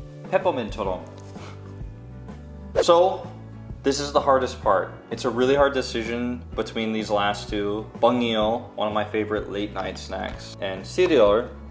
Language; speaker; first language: English; native; English